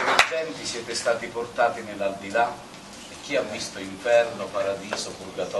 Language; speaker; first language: Italian; native; Italian